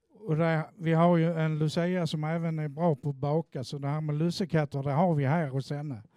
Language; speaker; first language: Swedish; native; Swedish